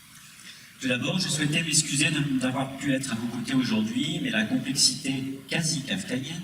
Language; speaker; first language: French; native; French